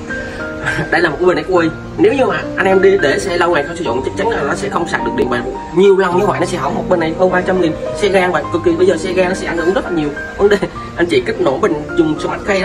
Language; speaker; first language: Vietnamese; native; Vietnamese